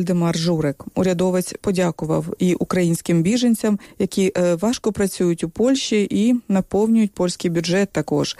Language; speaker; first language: Ukrainian; native; Ukrainian